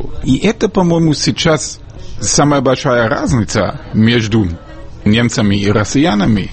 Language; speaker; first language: Russian; non-native, fluent; German